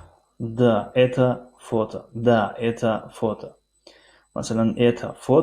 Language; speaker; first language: Russian; non-native, fluent; Tajik